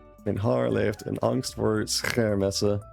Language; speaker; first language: Dutch; non-native, learner; English